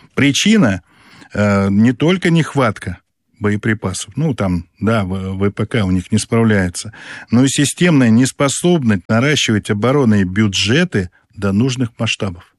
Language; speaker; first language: Russian; native; Russian